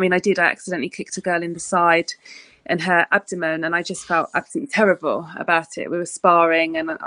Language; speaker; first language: English; native; English